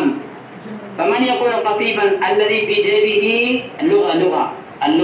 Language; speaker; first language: Arabic; non-native, fluent; Urdu